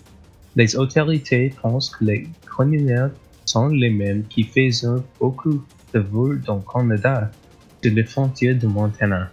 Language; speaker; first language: French; non-native, learner; English